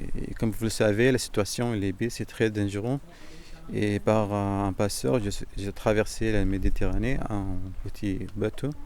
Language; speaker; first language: French; non-native, fluent; Arabic